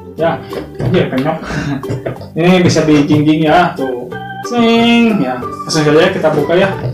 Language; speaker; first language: Indonesian; non-native, local second language; Sundanese